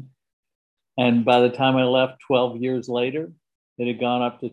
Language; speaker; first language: English; native; English